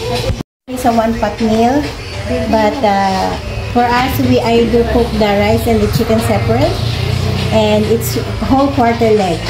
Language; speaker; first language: English; non-native, local second language; Filipino